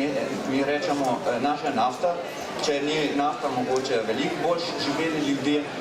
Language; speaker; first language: Slovenian; non-native, local second language; Arabic